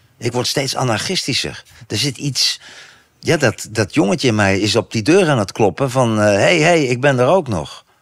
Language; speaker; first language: Dutch; native; Dutch